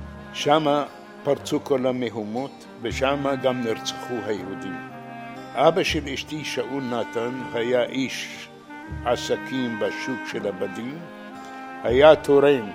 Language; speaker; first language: Hebrew; non-native, fluent; Arabic